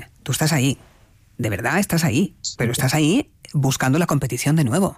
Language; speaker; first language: Spanish; native; Spanish